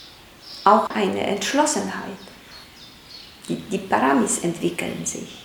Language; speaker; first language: German; non-native, fluent; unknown